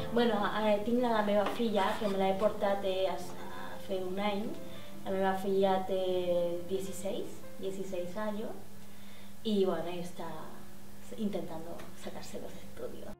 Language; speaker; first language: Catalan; non-native, learner; Spanish